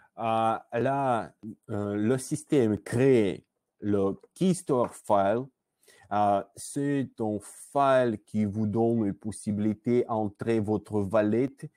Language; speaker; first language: French; non-native, learner; Russian